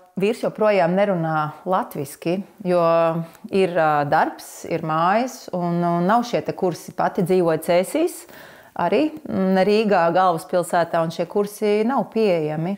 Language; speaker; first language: Latvian; native; Latvian